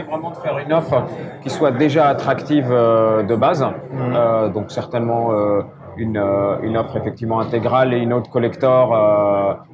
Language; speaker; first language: French; native; French